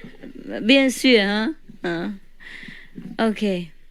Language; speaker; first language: French; non-native, learner; Vietnamese